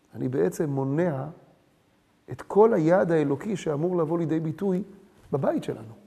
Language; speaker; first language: Hebrew; early bilingual, other home language; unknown